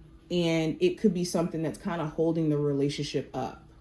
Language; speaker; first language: English; native; English